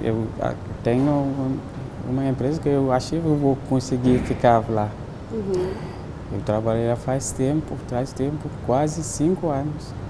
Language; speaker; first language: Portuguese; non-native, learner; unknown